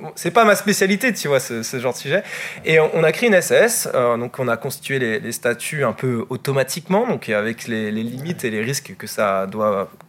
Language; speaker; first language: French; native; French